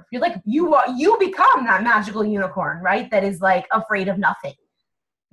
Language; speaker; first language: English; native; English